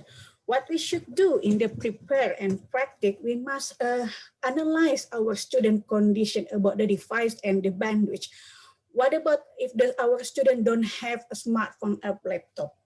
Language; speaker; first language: English; non-native, learner; Indonesian